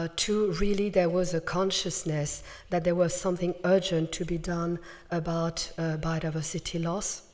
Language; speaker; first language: English; non-native, fluent; French